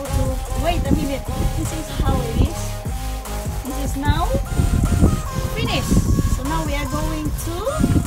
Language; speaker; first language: English; non-native, learner; Filipino